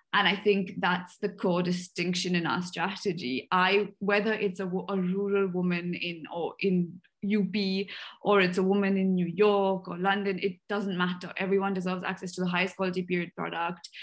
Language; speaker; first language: English; native; English